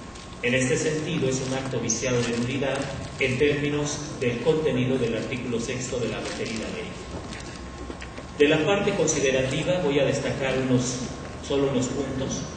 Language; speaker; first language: Spanish; native; Spanish